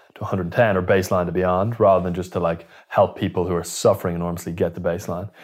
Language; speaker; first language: English; native; English